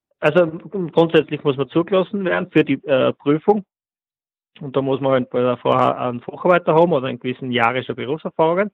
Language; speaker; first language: German; native; German